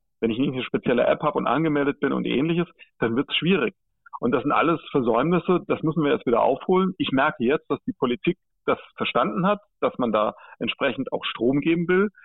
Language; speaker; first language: German; native; German